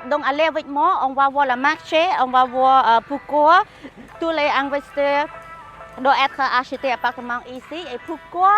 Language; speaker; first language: French; non-native, learner; Khmer